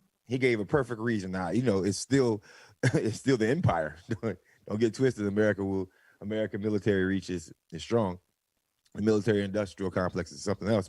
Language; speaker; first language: English; native; English